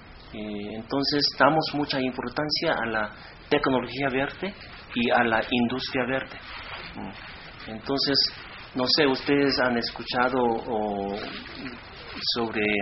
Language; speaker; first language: Spanish; non-native, fluent; Korean